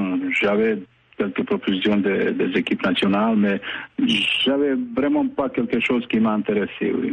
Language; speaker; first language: French; non-native, fluent; Bosnian